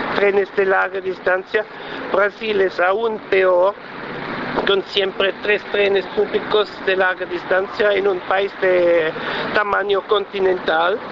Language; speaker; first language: Spanish; non-native, learner; Swiss German